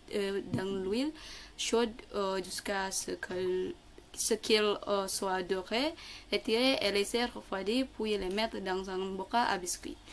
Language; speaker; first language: French; non-native, learner; Indonesian